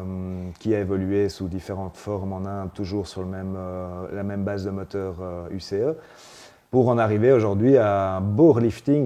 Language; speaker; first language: French; native; French